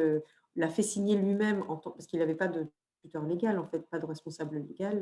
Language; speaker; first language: French; native; French